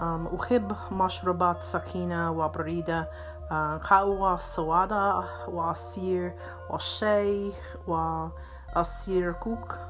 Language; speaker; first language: Arabic; non-native, learner; English